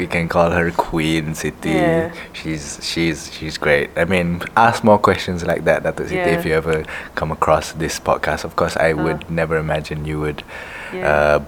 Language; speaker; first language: English; non-native, local second language; Malay